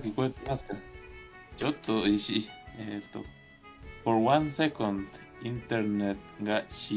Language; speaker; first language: Japanese; non-native, learner; Spanish